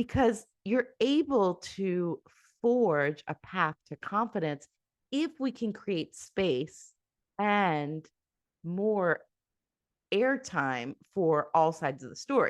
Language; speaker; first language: English; native; English